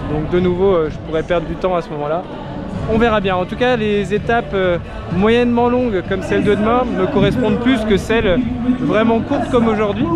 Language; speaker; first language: French; native; French